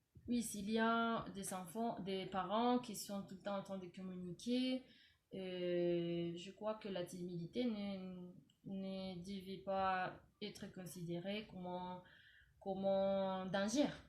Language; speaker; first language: French; non-native, learner; Spanish